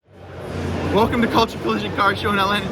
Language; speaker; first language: English; native; English